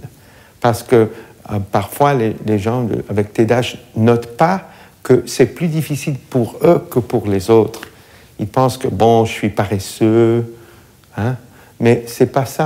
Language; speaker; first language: French; non-native, fluent; English